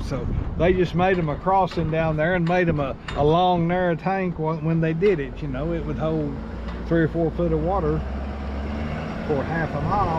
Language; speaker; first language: English; native; English